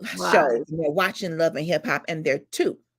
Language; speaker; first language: English; native; English